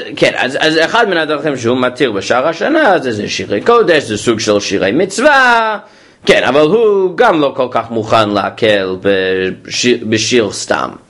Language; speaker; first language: Hebrew; non-native, fluent; English